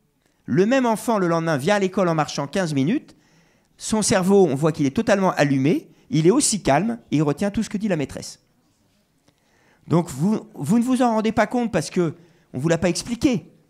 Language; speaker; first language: French; native; French